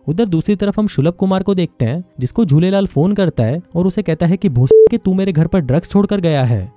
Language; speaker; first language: Hindi; native; Hindi